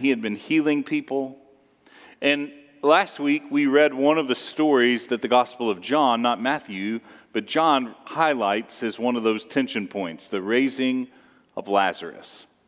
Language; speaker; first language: English; native; English